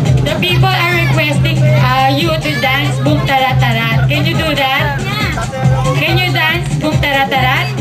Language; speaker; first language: English; non-native, local second language; Filipino